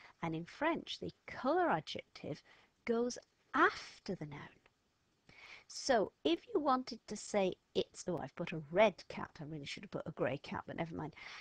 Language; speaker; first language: English; native; English